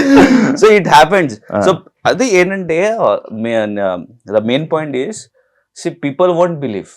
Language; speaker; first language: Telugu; non-native, learner; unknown